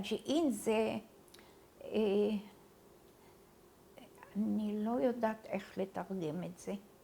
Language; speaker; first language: Hebrew; early bilingual, other home language; Arabic